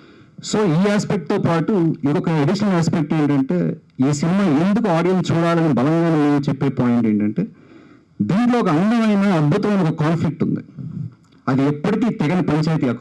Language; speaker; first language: Telugu; native; Telugu